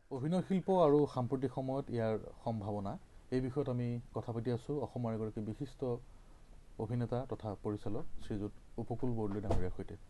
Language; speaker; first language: Assamese; native; Assamese